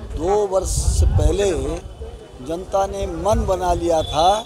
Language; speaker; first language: Hindi; native; Hindi